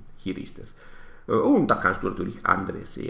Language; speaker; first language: German; non-native, fluent; Italian